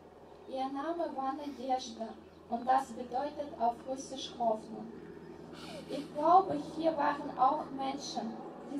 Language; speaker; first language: German; non-native, fluent; Russian